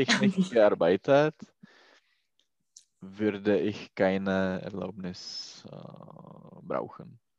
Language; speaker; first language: German; non-native, learner; Czech